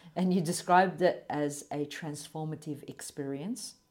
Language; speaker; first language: English; native; English